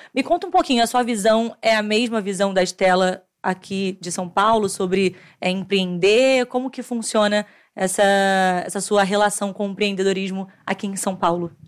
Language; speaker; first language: Portuguese; native; Portuguese